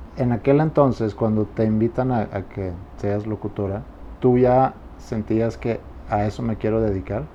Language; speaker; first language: Spanish; non-native, fluent; Swedish